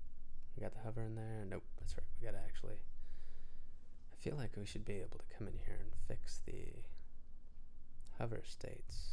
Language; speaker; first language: English; native; English